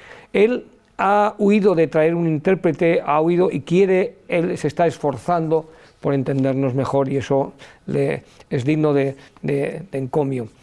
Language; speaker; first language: Spanish; native; Spanish